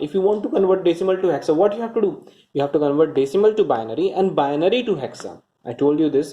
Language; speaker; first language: English; non-native, local second language; Hindi